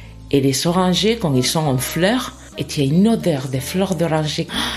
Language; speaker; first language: French; non-native, fluent; Spanish